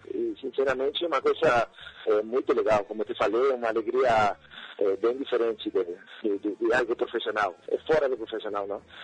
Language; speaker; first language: Portuguese; non-native, fluent; Spanish